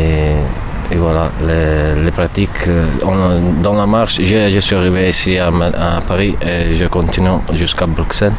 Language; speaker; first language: French; non-native, learner; Italian